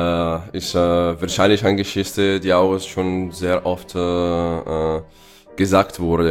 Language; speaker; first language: German; non-native, fluent; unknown